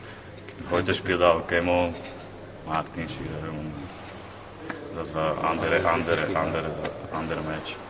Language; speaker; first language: German; non-native, learner; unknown